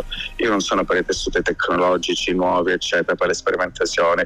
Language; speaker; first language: Italian; native; Italian